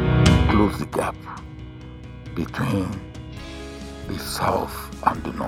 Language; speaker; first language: English; non-native, local second language; Yoruba